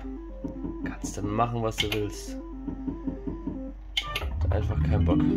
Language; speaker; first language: German; native; German